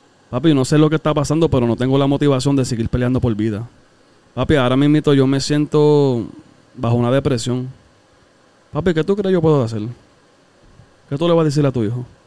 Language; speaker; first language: Spanish; early bilingual, heritage; Spanish